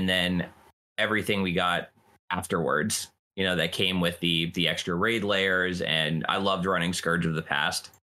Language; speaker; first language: English; native; English